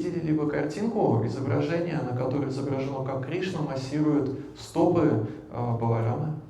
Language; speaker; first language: Russian; native; Russian